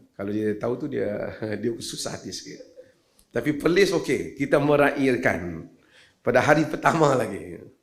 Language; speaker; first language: Malay; native; Malay